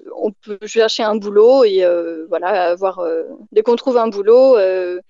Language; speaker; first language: French; native; French